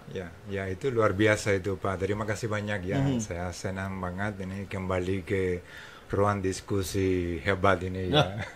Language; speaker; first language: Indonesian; non-native, fluent; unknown